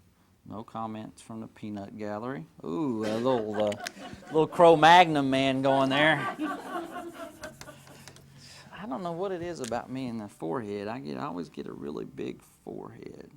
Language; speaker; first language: English; native; English